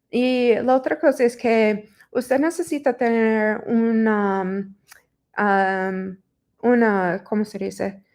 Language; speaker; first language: Spanish; non-native, learner; English